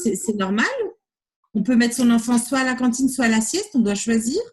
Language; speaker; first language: French; native; French